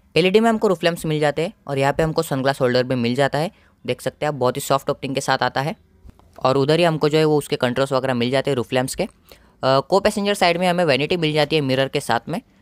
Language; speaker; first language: Hindi; non-native, local second language; Marathi